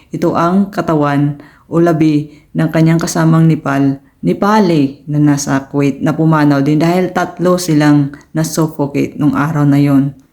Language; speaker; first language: Filipino; native; Filipino